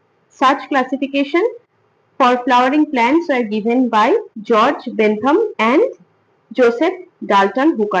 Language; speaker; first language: English; non-native, local second language; Bangla